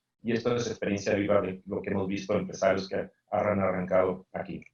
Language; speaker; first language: Spanish; native; Spanish